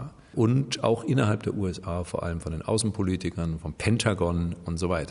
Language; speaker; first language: German; native; German